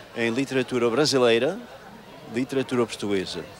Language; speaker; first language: Portuguese; native; Portuguese